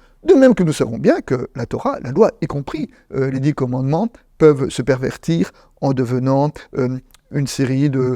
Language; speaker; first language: French; native; French